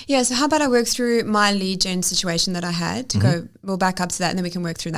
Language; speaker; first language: English; native; English